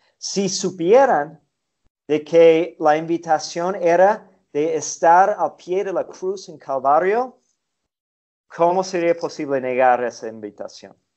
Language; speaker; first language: Spanish; non-native, fluent; English